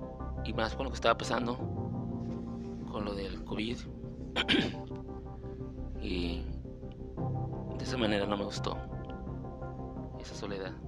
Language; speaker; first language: Spanish; native; Spanish